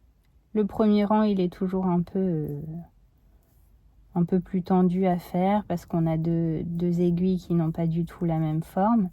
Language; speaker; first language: French; native; French